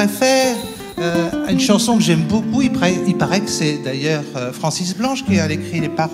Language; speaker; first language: French; native; French